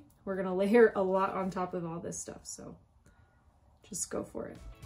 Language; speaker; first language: English; native; English